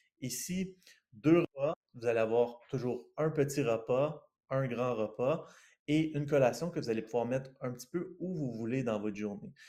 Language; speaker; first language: French; native; French